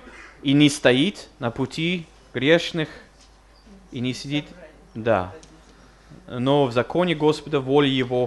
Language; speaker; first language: Russian; non-native, fluent; English